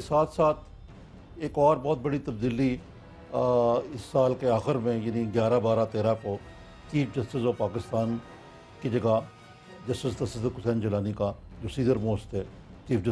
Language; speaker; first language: Urdu; native; Urdu